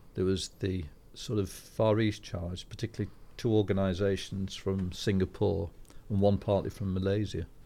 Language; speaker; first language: English; native; English